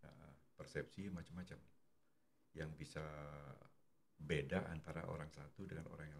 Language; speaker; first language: Indonesian; non-native, local second language; Javanese